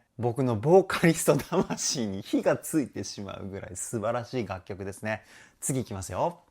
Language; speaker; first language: Japanese; native; Japanese